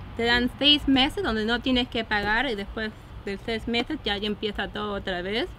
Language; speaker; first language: Spanish; early bilingual, heritage; Spanish